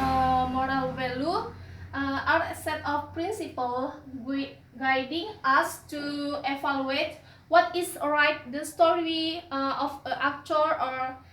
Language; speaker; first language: English; non-native, learner; Indonesian